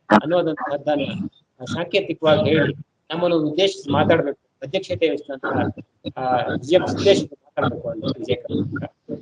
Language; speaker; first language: Kannada; native; Kannada